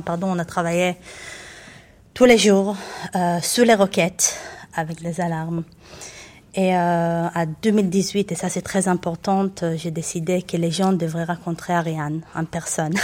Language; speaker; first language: French; non-native, fluent; Hebrew